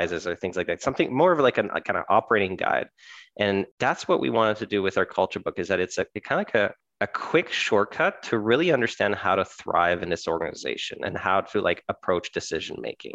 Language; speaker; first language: English; early bilingual, other home language; French